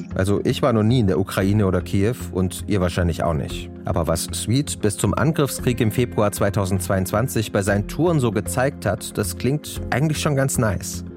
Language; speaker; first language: German; native; German